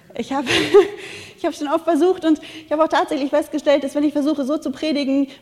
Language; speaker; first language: German; native; German